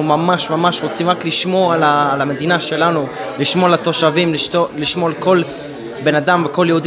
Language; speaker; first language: Hebrew; non-native, fluent; English